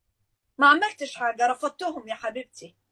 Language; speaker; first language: Arabic; native; Arabic